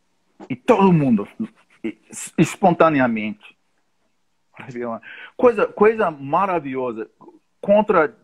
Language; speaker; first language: Portuguese; non-native, fluent; English